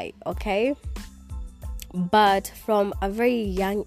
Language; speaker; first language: English; non-native, local second language; Kikuyu